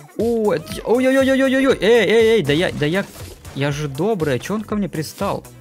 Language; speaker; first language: Russian; native; Russian